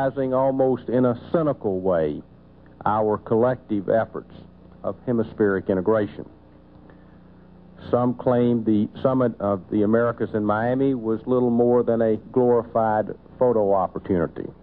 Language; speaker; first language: English; native; English